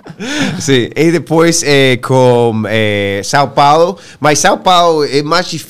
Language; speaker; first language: Portuguese; non-native, learner; English